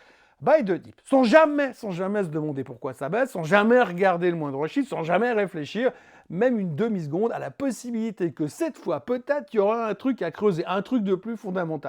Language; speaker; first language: French; native; French